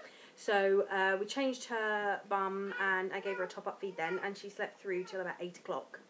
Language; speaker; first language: English; native; English